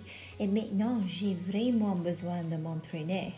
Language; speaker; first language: French; non-native, learner; Chinese